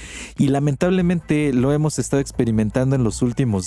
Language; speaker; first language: Spanish; native; Spanish